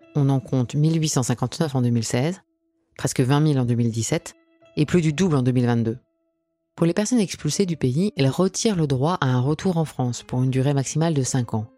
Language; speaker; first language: French; native; French